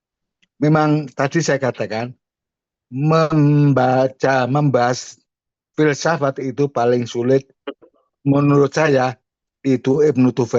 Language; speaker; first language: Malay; non-native, local second language; Javanese